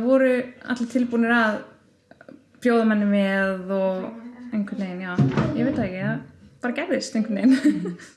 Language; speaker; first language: Icelandic; native; Icelandic